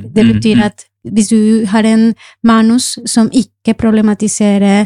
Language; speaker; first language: Norwegian; non-native, fluent; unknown